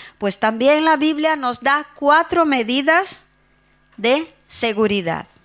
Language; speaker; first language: Spanish; non-native, fluent; Portuguese